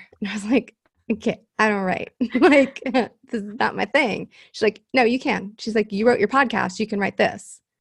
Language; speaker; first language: English; native; English